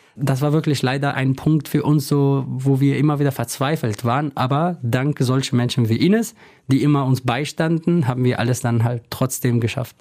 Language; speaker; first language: German; non-native, fluent; Kurdish